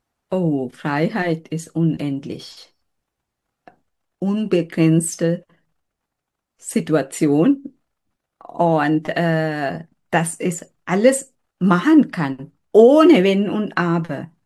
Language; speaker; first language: German; non-native, fluent; Sinhala